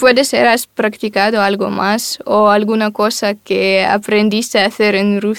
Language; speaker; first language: Spanish; non-native, fluent; Russian